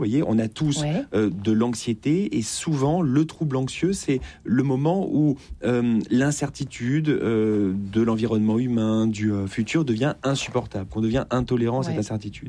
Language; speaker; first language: French; native; French